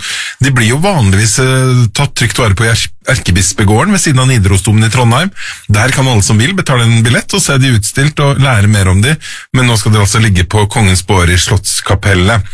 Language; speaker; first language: Norwegian; native; Norwegian